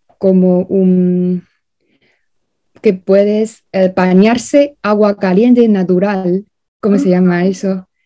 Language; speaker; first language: Spanish; non-native, fluent; Chinese